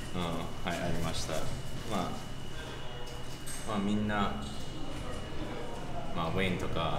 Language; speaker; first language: Japanese; non-native, learner; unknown